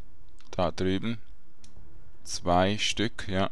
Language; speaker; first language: German; native; German